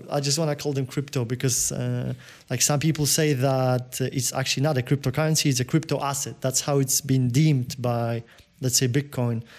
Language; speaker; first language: English; non-native, fluent; Polish